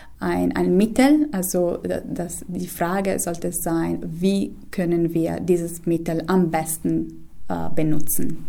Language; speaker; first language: German; non-native, fluent; Italian